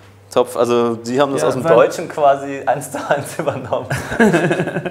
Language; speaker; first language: German; native; German